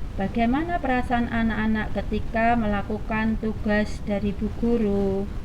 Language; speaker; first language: Indonesian; native; Indonesian